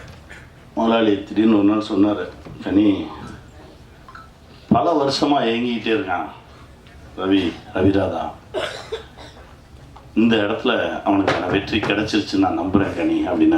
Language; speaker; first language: Tamil; native; Tamil